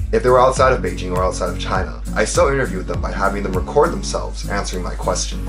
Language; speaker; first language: English; native; English